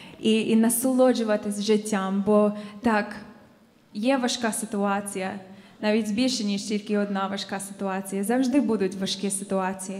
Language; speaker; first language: Ukrainian; non-native, fluent; English